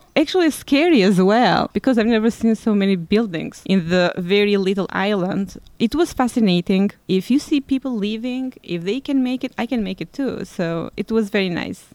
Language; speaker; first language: English; non-native, fluent; Albanian